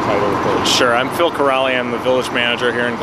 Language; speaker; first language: English; native; English